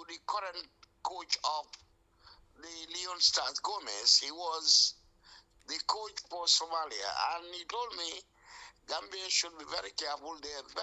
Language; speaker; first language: English; non-native, local second language; Wolof